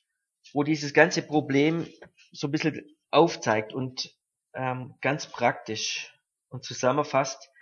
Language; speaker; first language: German; native; German